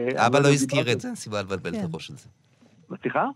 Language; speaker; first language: Hebrew; native; Hebrew